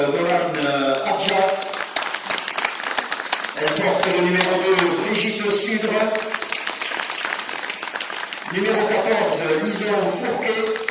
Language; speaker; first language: French; native; French